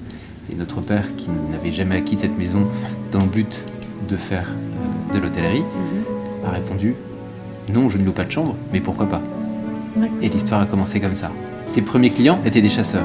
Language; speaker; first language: French; native; French